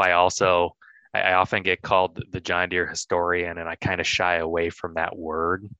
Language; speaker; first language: English; native; English